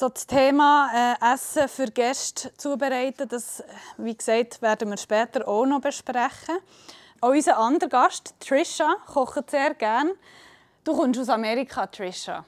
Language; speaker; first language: German; native; German